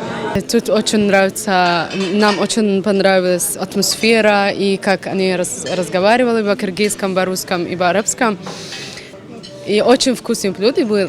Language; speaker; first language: Russian; non-native, fluent; Arabic